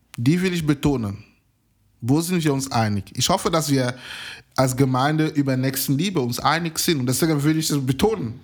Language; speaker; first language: German; non-native, fluent; French